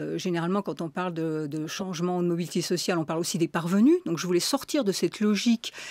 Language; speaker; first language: French; native; French